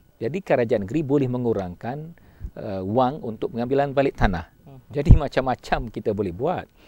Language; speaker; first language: Malay; native; Malay